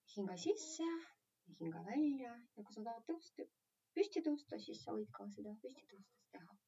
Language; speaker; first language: Estonian; non-native, local second language; Russian